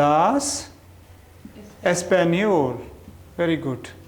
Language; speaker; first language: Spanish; non-native, fluent; Hindi